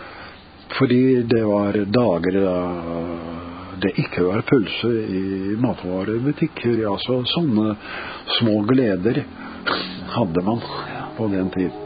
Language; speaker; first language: Norwegian; non-native, fluent; Russian